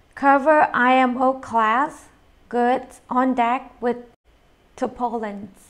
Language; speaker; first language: English; non-native, fluent; Vietnamese